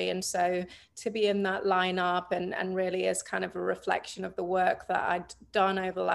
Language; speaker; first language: English; native; English